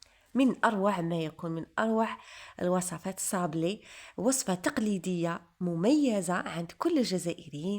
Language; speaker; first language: Arabic; native; Arabic